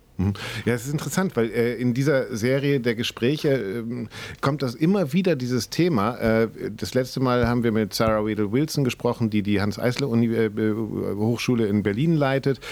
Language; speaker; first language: German; native; German